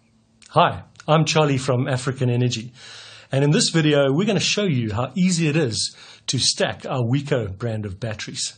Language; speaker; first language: English; native; English